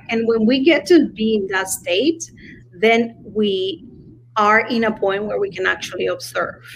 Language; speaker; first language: English; non-native, fluent; Spanish